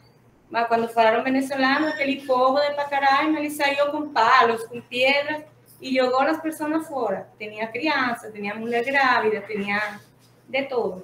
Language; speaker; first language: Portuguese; non-native, fluent; Spanish